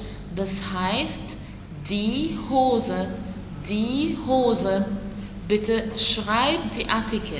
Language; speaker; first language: German; non-native, fluent; Arabic